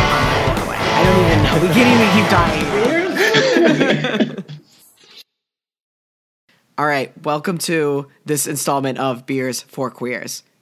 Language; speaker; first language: English; native; English